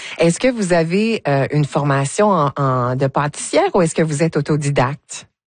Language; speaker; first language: French; native; French